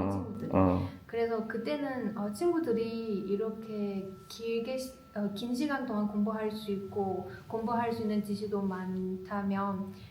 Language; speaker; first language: Korean; non-native, learner; Chinese